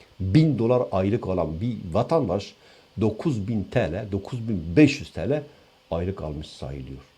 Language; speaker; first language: Turkish; native; Turkish